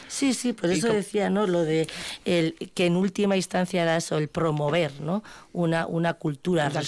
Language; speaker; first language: Spanish; native; Spanish